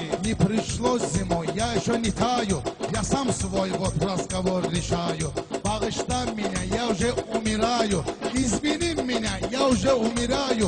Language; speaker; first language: Russian; non-native, learner; Azerbaijani